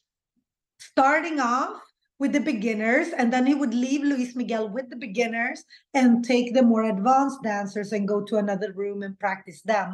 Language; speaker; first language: English; non-native, fluent; Swedish